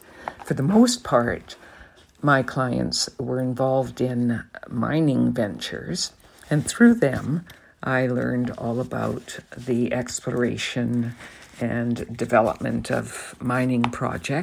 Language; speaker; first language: English; native; English